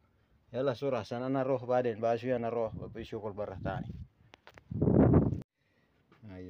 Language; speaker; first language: Arabic; non-native, learner; Filipino